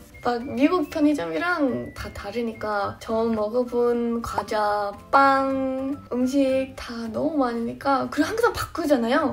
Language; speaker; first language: Korean; non-native, fluent; English